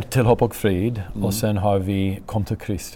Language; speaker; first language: Swedish; non-native, fluent; English